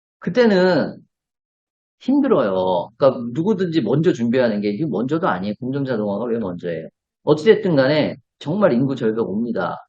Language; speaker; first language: Korean; native; Korean